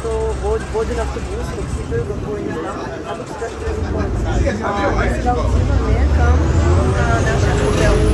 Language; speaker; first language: Bulgarian; non-native, fluent; Russian